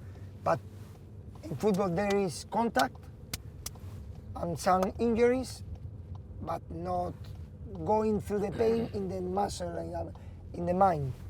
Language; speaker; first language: English; non-native, fluent; Spanish